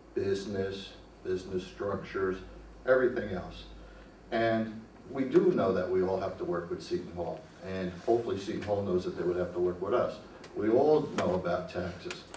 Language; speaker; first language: English; native; English